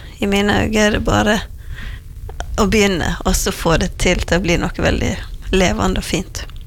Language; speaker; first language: Norwegian; native; Norwegian